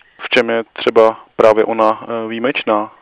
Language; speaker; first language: Czech; native; Czech